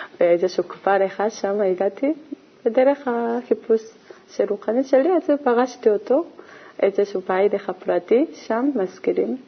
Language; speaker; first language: Hebrew; non-native, learner; Korean